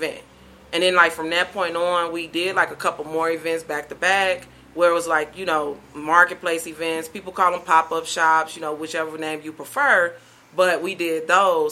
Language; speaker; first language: English; native; English